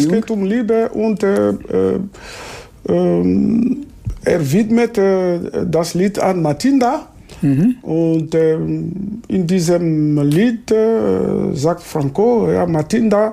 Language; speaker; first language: German; non-native, fluent; Lingala